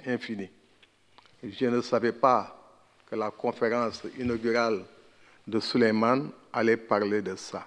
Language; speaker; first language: French; non-native, local second language; Wolof